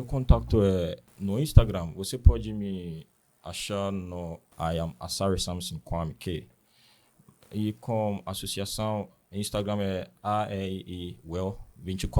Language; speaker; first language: Portuguese; non-native, learner; Akan